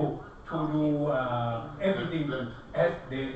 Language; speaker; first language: English; non-native, learner; Thai